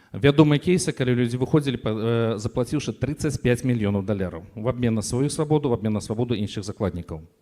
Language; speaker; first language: Belarusian; native; Belarusian